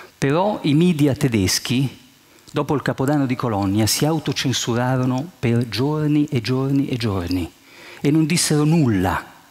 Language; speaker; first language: Italian; early bilingual, heritage; Italian